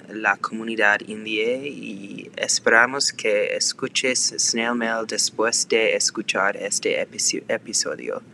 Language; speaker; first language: Spanish; non-native, learner; English